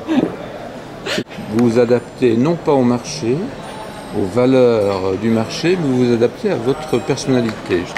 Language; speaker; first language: French; native; French